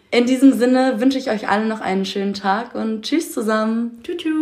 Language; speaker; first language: German; native; German